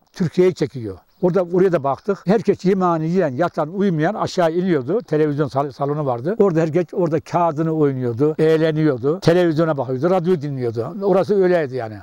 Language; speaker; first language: Turkish; native; Turkish